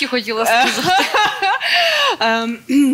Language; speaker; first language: Ukrainian; native; Ukrainian